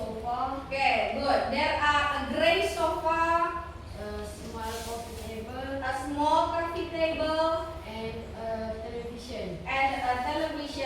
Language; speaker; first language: English; non-native, fluent; Indonesian